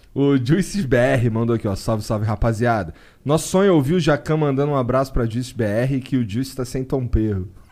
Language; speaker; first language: Portuguese; native; Portuguese